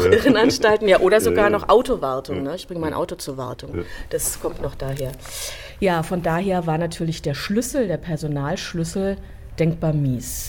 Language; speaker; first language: German; native; German